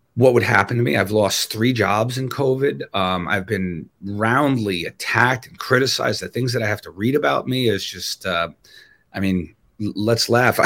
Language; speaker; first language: English; native; English